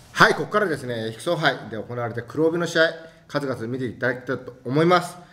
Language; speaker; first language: Japanese; native; Japanese